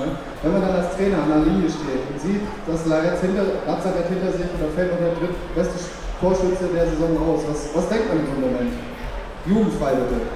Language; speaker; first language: German; native; German